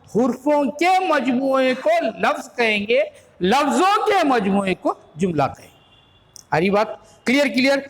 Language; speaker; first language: Urdu; native; Urdu